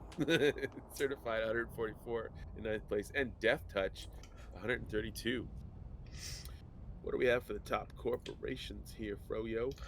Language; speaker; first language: English; native; English